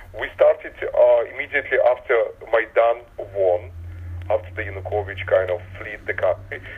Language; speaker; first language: English; non-native, fluent; Russian